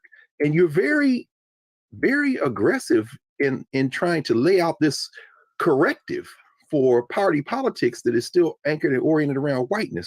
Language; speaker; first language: English; native; English